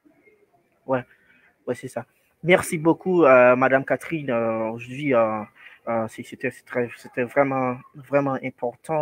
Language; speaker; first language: French; non-native, fluent; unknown